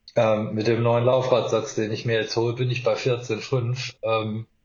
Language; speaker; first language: German; native; German